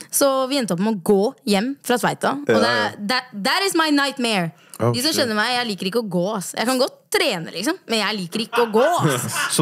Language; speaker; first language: Norwegian; early bilingual, other home language; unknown